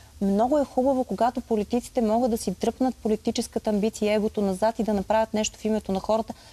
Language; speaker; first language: Bulgarian; native; Bulgarian